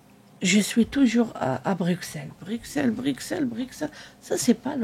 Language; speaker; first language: French; non-native, learner; Arabic